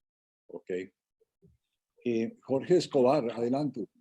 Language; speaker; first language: Spanish; native; Spanish